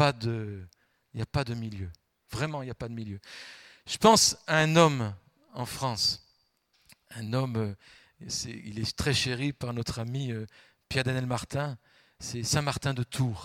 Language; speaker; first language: French; native; French